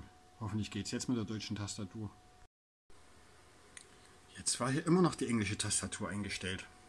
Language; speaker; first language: German; native; German